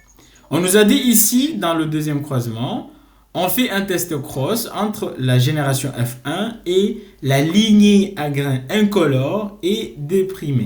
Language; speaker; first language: French; non-native, local second language; Comorian